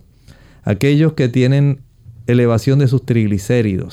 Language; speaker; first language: Spanish; native; Spanish